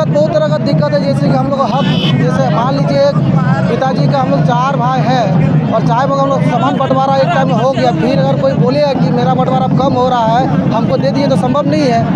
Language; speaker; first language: Hindi; native; Hindi